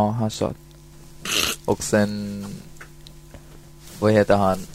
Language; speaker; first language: Swedish; non-native, fluent; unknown